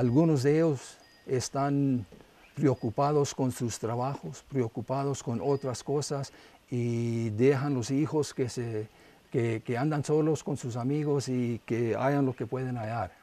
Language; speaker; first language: Spanish; non-native, local second language; English